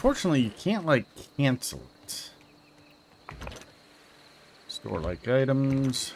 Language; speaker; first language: English; native; English